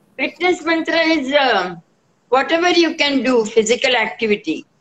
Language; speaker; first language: English; non-native, local second language; Marathi